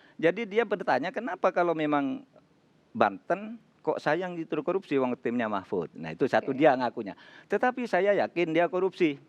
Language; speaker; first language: Indonesian; non-native, local second language; Madurese